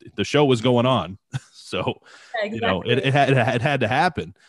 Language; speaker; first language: English; native; English